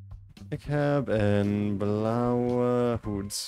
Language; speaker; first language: Dutch; non-native, learner; English